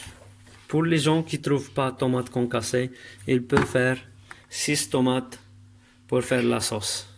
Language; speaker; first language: French; non-native, learner; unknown